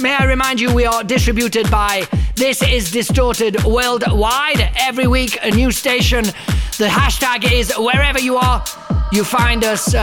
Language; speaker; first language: English; non-native, fluent; Italian